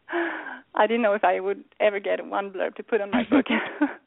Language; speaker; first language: English; non-native, fluent; Swedish